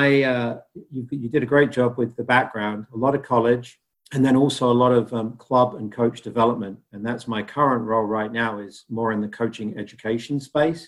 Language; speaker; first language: English; native; English